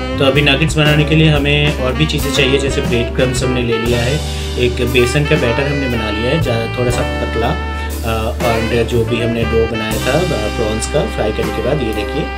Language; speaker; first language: Hindi; non-native, local second language; Bangla